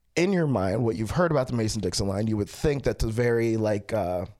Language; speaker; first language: English; native; English